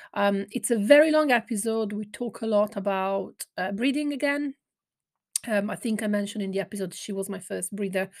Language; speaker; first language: English; non-native, fluent; Italian